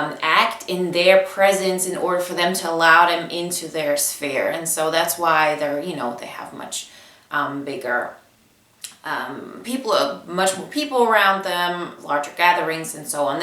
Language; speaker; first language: English; non-native, fluent; Bulgarian